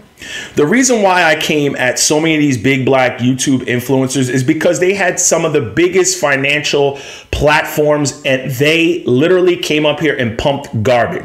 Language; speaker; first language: English; native; English